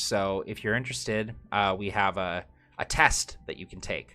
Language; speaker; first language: English; native; English